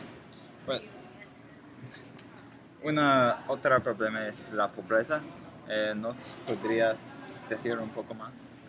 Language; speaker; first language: Spanish; non-native, learner; English